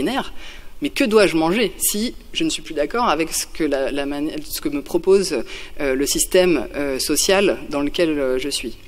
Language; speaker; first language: French; native; French